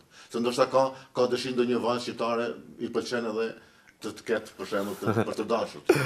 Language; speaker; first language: Albanian; native; Albanian